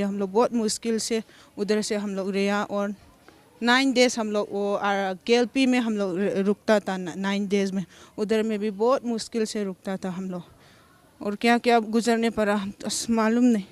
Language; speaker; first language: Hindi; non-native, local second language; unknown